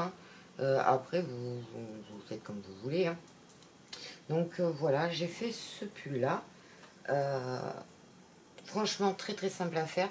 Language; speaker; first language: French; native; French